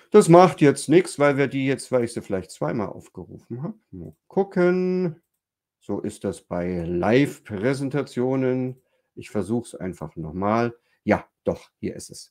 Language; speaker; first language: German; native; German